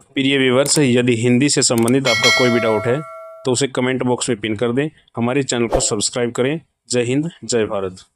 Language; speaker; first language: Hindi; native; Hindi